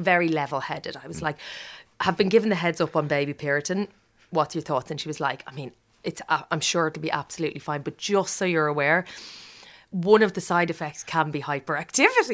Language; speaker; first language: English; native; English